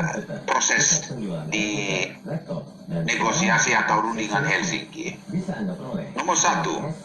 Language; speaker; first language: Indonesian; non-native, fluent; Finnish